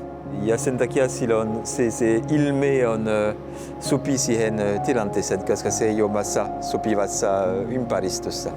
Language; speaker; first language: Finnish; non-native, fluent; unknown